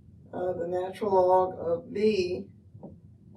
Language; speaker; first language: English; native; English